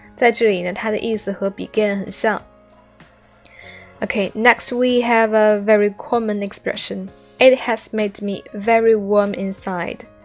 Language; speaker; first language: English; non-native, fluent; Chinese